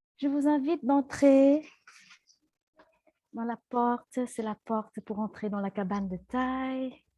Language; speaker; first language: French; non-native, fluent; Vietnamese